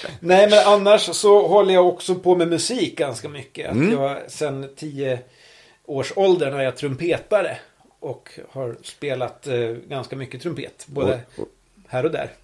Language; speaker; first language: Swedish; native; Swedish